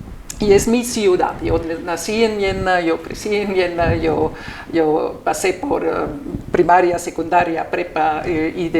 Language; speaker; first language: Spanish; non-native, fluent; German